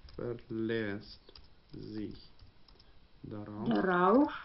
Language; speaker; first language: German; non-native, fluent; Ukrainian